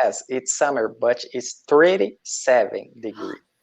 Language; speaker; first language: English; non-native, learner; Portuguese